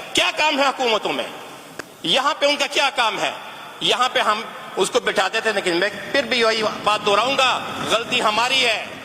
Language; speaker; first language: Urdu; non-native, local second language; Pashto